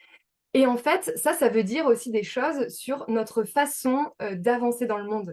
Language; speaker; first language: French; native; French